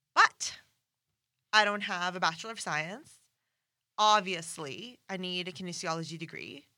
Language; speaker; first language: English; non-native, fluent; Persian